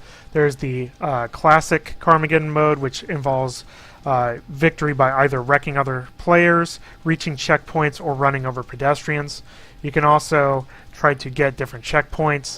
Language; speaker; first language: English; native; English